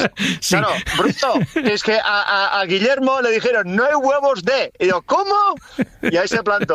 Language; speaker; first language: Spanish; native; Spanish